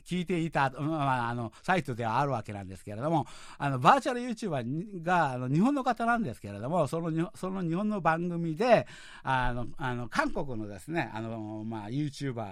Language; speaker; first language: Japanese; non-native, fluent; Korean